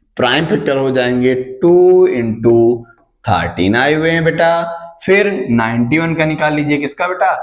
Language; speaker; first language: Hindi; native; Hindi